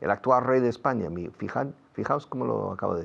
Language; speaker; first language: Spanish; non-native, fluent; English